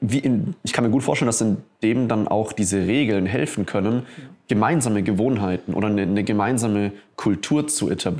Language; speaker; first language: German; native; German